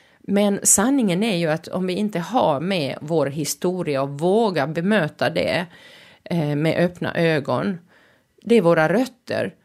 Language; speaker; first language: Swedish; non-native, local second language; Finnish